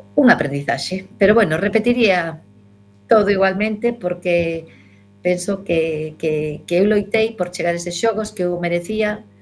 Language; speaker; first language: Galician; non-native, local second language; Spanish